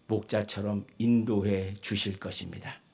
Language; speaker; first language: Korean; native; Korean